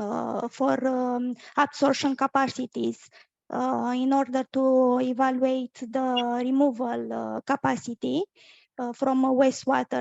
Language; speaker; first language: English; non-native, fluent; Romanian